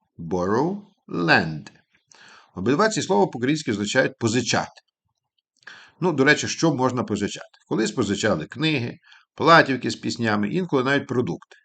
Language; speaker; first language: Ukrainian; native; Ukrainian